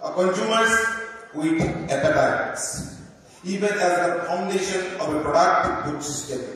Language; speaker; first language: English; non-native, local second language; Assamese